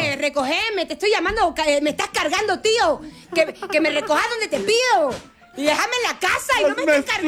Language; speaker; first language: Spanish; native; Spanish